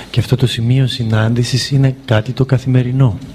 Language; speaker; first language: Greek; native; Greek